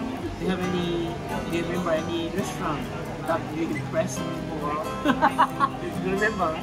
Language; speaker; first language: English; non-native, learner; Japanese